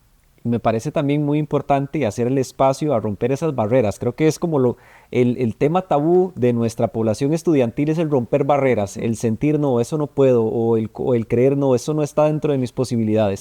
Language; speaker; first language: Spanish; native; Spanish